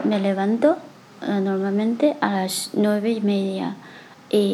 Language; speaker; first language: Spanish; non-native, learner; Chinese